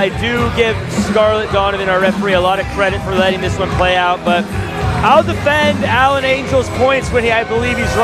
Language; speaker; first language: English; native; English